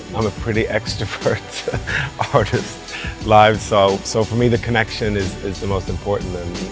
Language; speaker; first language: English; non-native, fluent; Swedish